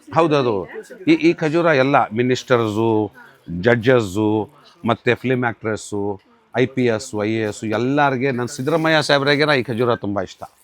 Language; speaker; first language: Kannada; non-native, local second language; Urdu